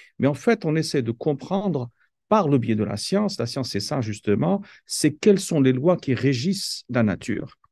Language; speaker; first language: French; non-native, local second language; Kabyle